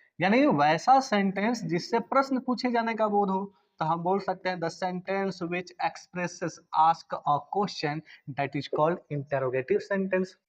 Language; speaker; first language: Hindi; native; Hindi